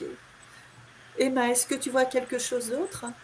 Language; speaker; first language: French; native; French